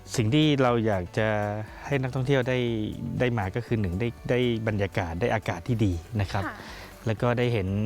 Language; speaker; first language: Thai; native; Thai